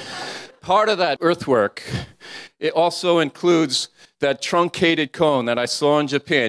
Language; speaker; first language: English; native; English